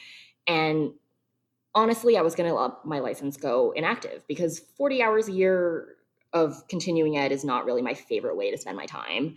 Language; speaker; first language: English; early bilingual, other home language; Chinese